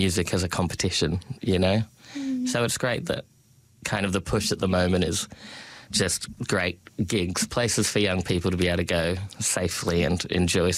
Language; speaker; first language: English; native; English